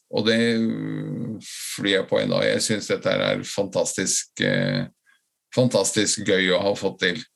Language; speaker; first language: Norwegian; non-native, fluent; Latvian